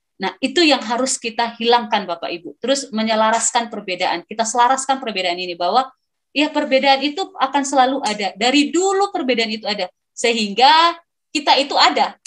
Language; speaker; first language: Indonesian; non-native, local second language; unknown